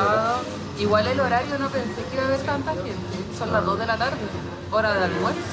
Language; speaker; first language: Spanish; native; Spanish